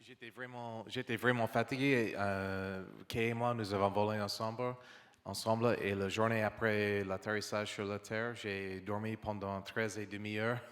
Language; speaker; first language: French; non-native, learner; English